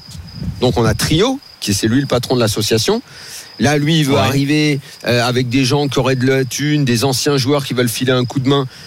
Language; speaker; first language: French; native; French